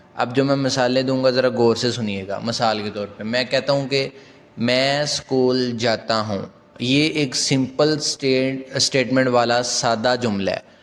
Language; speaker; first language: Urdu; non-native, local second language; Punjabi